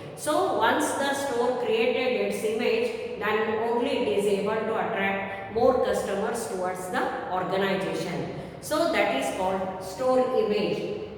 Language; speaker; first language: English; non-native, local second language; Kannada